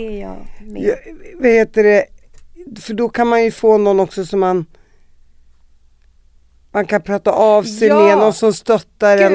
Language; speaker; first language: Swedish; native; Swedish